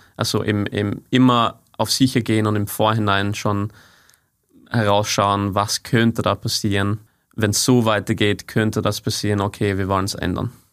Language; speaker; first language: German; non-native, fluent; English